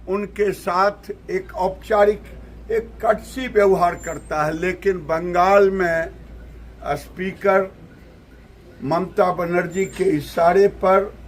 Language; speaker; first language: Hindi; native; Hindi